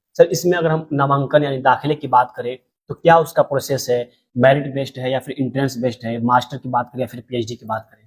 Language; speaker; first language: Hindi; native; Hindi